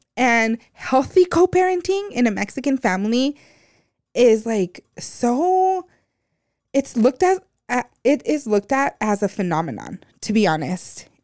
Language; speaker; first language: English; native; English